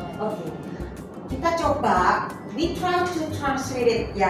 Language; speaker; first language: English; non-native, fluent; Javanese